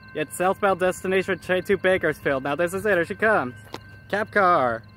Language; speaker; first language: English; native; English